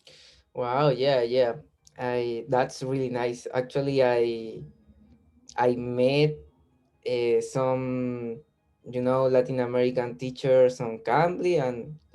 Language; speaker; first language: English; non-native, learner; Spanish